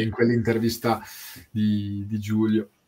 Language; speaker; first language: Italian; native; Italian